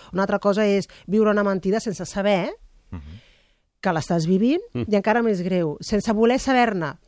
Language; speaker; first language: Catalan; native; Catalan